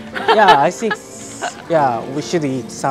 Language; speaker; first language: English; non-native, learner; Japanese